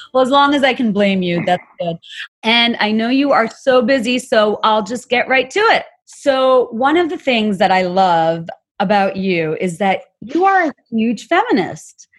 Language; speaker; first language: English; non-native, local second language; Bangla